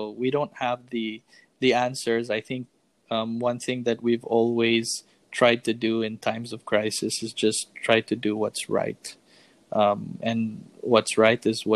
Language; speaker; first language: English; non-native, local second language; Filipino